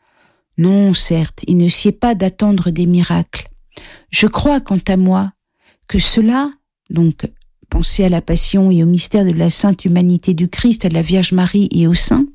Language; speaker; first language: French; native; French